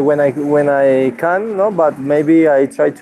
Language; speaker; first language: English; non-native, learner; Spanish